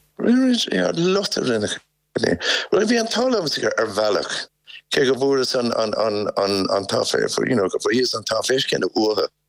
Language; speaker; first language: Irish; native; Irish